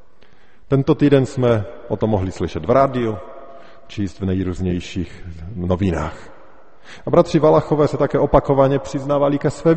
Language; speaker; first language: Czech; native; Czech